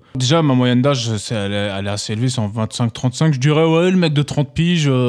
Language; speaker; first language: French; native; French